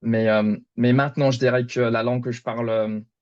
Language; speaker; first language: French; non-native, fluent; English